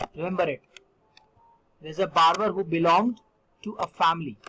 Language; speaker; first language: English; non-native, local second language; Hindi